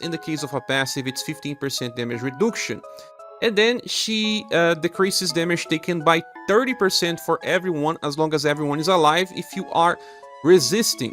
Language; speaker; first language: English; non-native, fluent; Portuguese